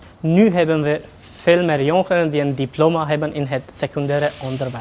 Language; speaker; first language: Dutch; non-native, fluent; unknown